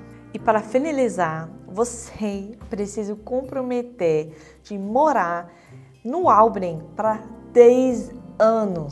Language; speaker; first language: Portuguese; non-native, fluent; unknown